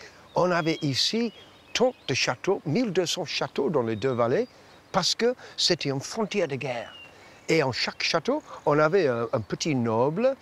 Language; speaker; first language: French; non-native, fluent; English